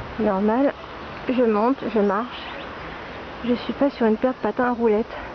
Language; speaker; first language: French; native; French